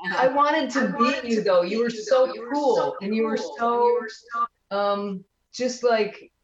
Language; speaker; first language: English; native; English